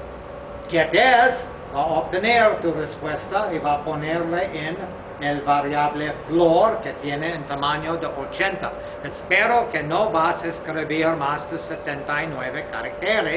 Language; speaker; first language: Spanish; non-native, fluent; English